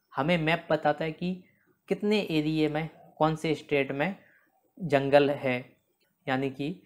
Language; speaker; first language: Hindi; native; Hindi